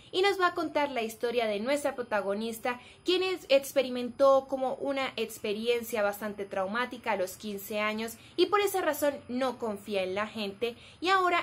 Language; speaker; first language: Spanish; native; Spanish